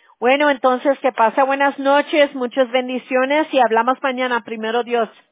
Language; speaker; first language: Spanish; early bilingual, heritage; Spanish